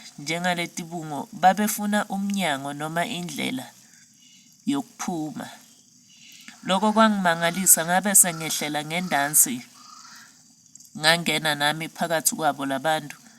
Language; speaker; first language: Zulu; non-native, local second language; Swati